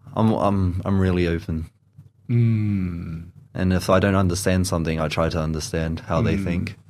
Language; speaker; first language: English; native; English